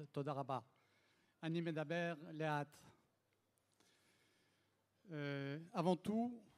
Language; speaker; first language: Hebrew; non-native, fluent; French